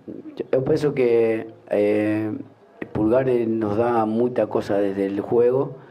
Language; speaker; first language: Portuguese; non-native, fluent; Spanish